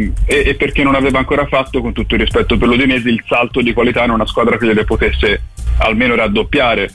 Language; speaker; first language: Italian; native; Italian